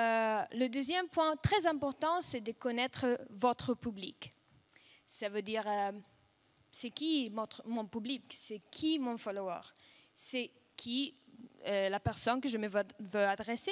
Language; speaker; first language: French; non-native, fluent; Russian